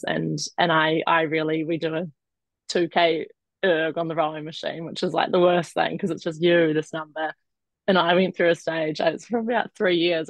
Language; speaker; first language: English; native; English